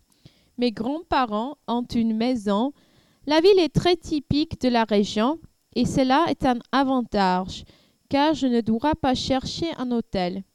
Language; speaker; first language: French; non-native, learner; English